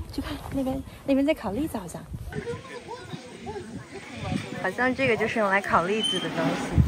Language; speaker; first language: Chinese; native; Chinese